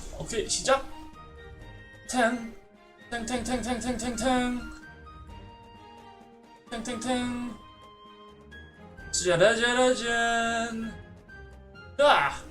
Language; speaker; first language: Korean; native; Korean